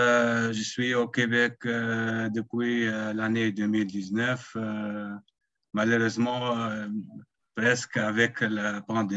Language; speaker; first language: French; non-native, local second language; Arabic